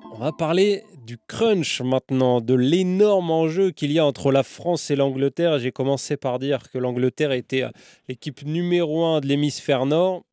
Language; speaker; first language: French; native; French